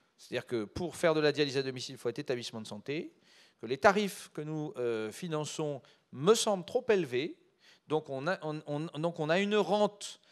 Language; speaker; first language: French; native; French